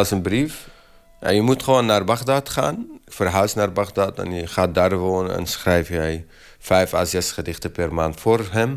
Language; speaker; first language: Dutch; non-native, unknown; Kurdish